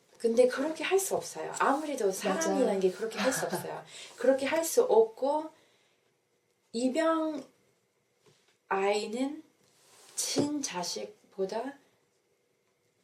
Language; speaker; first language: Korean; non-native, fluent; English